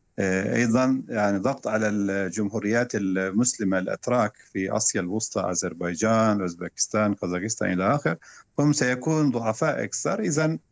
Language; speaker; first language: Arabic; non-native, fluent; Turkish